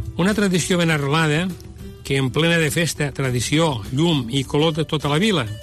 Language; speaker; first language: Catalan; native; Catalan